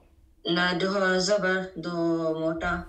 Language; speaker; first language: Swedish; early bilingual, other home language; Urdu